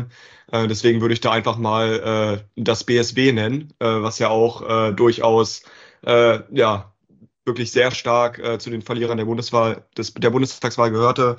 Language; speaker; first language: German; native; German